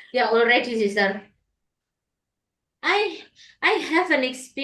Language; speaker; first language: English; non-native, fluent; Indonesian